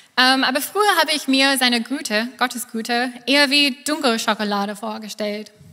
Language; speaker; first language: German; non-native, fluent; English